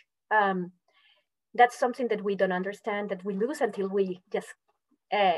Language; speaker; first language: English; non-native, fluent; Spanish